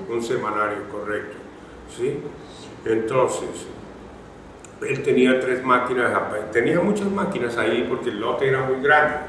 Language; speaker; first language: Spanish; native; Spanish